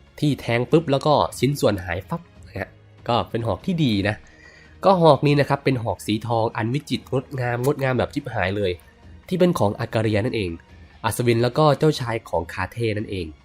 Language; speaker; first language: Thai; native; Thai